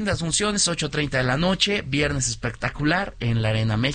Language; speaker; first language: Spanish; native; Spanish